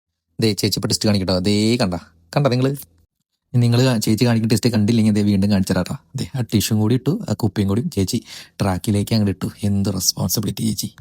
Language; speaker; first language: Malayalam; native; Malayalam